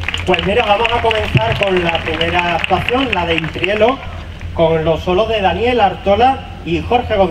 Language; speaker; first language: Spanish; native; Spanish